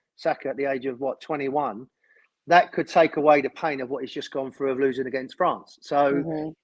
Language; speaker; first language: English; native; English